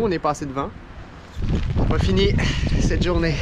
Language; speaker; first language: French; native; French